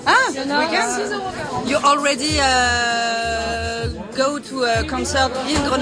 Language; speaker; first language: English; non-native, learner; French